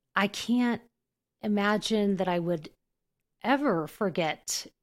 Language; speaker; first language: English; native; English